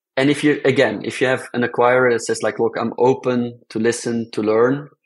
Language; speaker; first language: English; non-native, fluent; Dutch